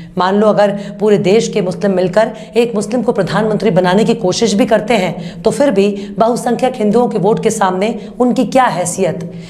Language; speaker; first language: Hindi; native; Hindi